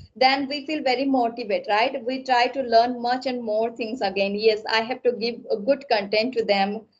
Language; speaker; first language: English; non-native, local second language; Assamese